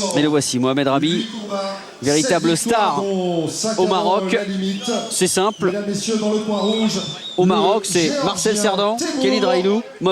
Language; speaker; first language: French; native; French